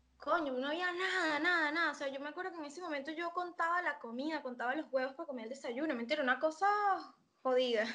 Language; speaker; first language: Spanish; native; Spanish